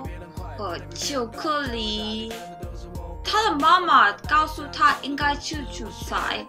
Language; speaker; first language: Chinese; non-native, learner; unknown